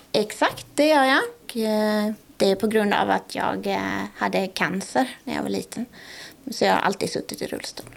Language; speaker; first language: Swedish; native; Swedish